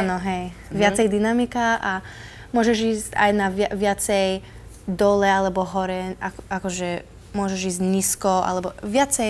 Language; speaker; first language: Slovak; early bilingual, heritage; Slovak